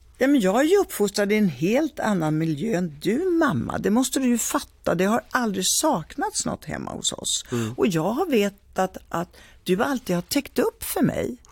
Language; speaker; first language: Swedish; early bilingual, other home language; Italian